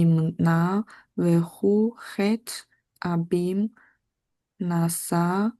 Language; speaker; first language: Hebrew; non-native, learner; English